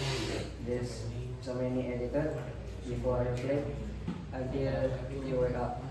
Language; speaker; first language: English; non-native, learner; Indonesian